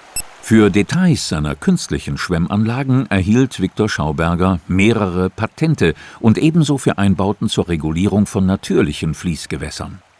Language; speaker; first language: German; native; German